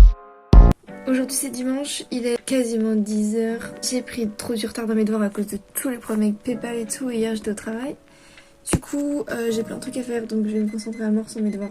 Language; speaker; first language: French; native; French